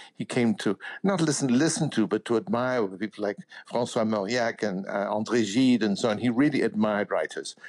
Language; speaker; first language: English; native; English